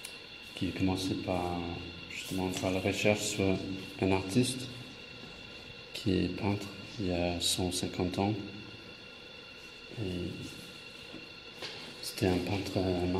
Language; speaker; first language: French; non-native, fluent; English